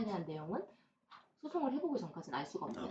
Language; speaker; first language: Korean; native; Korean